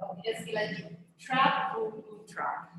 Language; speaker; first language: French; non-native, fluent; English